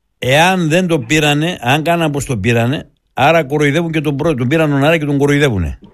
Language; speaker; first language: Greek; native; Greek